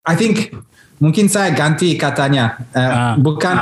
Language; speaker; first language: Indonesian; early bilingual, heritage; Indonesian